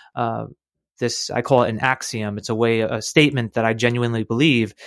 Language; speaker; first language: English; native; English